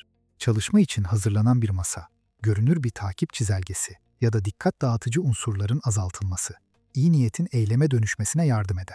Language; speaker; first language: Turkish; native; Turkish